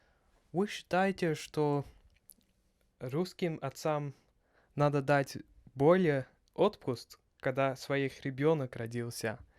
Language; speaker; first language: Russian; non-native, learner; Dutch